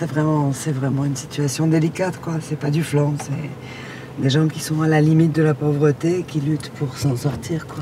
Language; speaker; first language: French; native; French